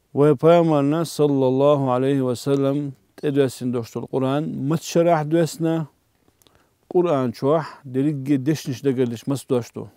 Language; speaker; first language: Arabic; non-native, fluent; Chechen